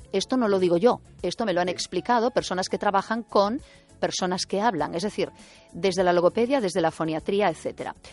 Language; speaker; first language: Spanish; native; Spanish